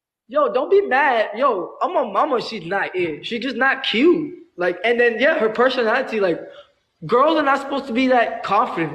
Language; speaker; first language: English; early bilingual, other home language; Spanish